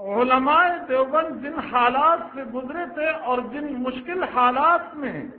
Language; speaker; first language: Urdu; non-native, local second language; Pashto